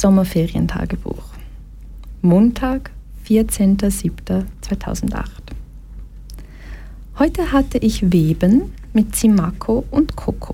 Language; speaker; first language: German; early bilingual, other home language; Portuguese